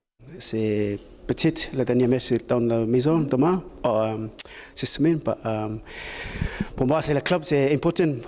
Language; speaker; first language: French; non-native, learner; English